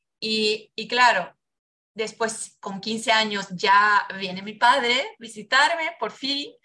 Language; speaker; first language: Spanish; non-native, fluent; Portuguese